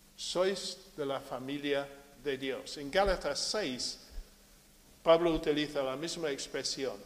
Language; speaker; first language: Spanish; non-native, fluent; English